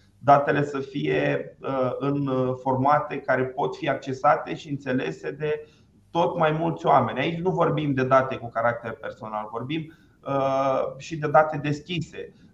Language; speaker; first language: Romanian; native; Romanian